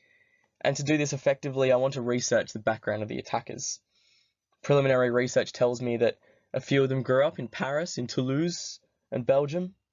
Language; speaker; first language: English; native; English